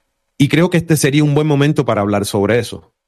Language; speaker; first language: Spanish; native; Spanish